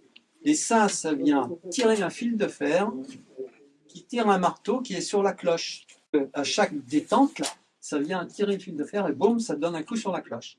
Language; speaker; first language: French; native; French